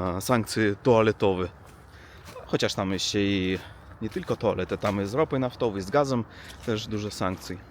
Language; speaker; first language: Polish; non-native, learner; Russian